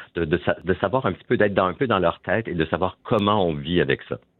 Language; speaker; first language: French; native; French